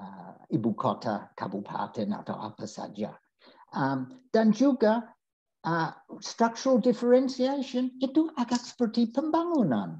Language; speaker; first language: Indonesian; non-native, fluent; English